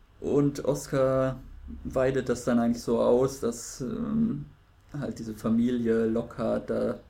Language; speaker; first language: German; native; German